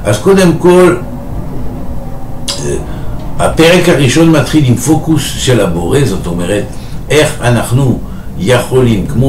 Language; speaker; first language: Hebrew; non-native, fluent; French